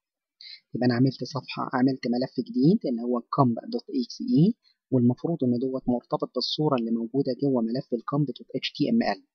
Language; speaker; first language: Arabic; native; Arabic